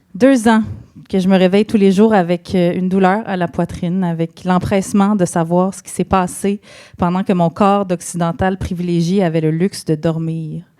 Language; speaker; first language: French; native; French